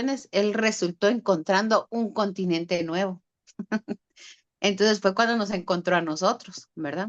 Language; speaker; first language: Spanish; native; Spanish